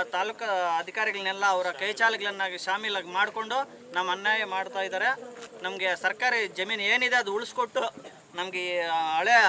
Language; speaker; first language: Kannada; native; Kannada